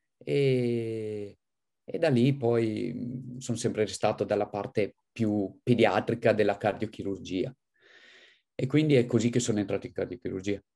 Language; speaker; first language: Italian; native; Italian